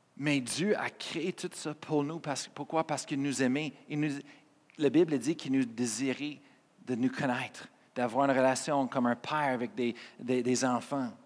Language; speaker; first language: French; non-native, fluent; English